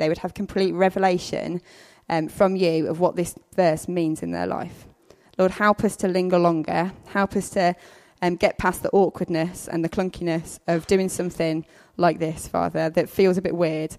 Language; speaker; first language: English; native; English